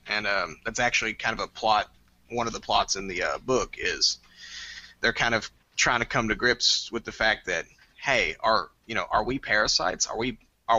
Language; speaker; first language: English; native; English